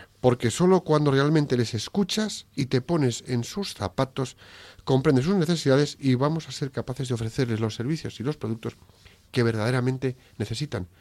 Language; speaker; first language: Spanish; native; Spanish